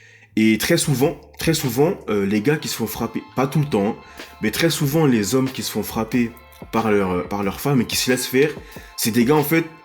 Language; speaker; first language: French; native; French